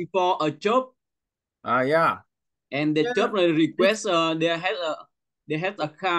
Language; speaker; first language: English; non-native, learner; Vietnamese